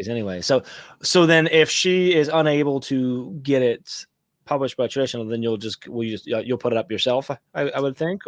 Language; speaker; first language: English; native; English